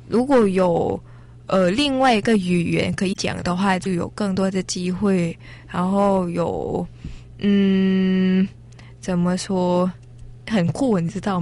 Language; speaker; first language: Chinese; non-native, learner; Thai